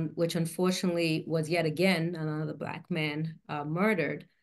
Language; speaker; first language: English; native; English